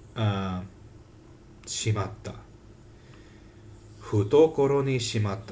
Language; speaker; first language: Japanese; non-native, learner; English